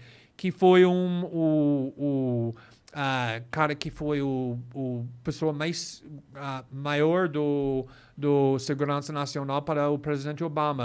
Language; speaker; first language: Portuguese; non-native, fluent; English